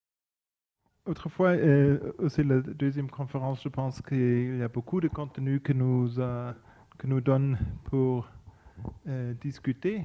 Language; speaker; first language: French; non-native, fluent; Spanish